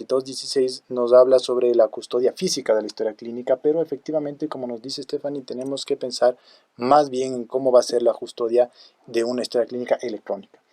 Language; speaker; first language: Spanish; native; Spanish